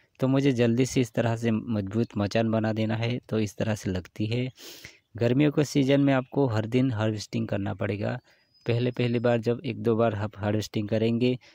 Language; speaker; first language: Hindi; non-native, local second language; Gujarati